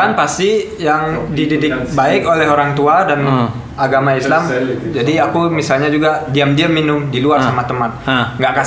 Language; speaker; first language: Indonesian; early bilingual, heritage; German